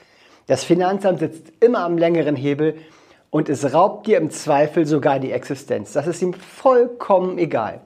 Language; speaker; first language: German; native; German